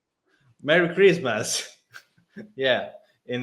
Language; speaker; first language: English; non-native, learner; Italian